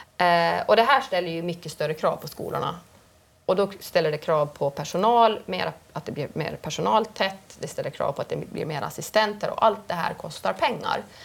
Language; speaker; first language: Swedish; native; Swedish